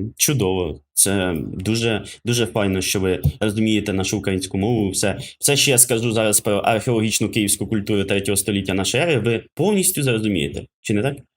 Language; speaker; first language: Ukrainian; native; Ukrainian